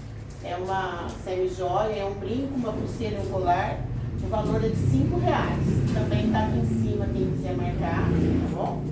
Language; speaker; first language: Portuguese; native; Portuguese